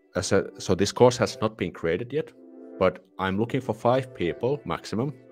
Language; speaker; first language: English; non-native, fluent; Finnish